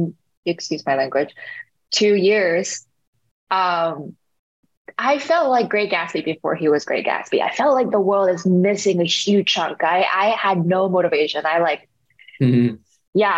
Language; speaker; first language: English; native; English